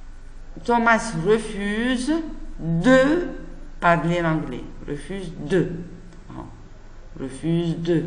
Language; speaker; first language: French; non-native, fluent; Arabic